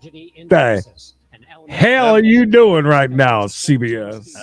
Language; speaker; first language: English; native; English